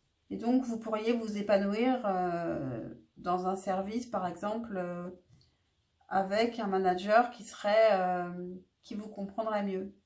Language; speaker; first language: French; native; French